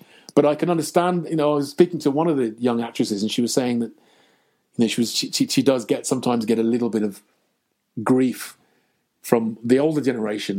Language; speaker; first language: English; native; English